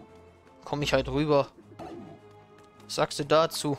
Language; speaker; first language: German; native; German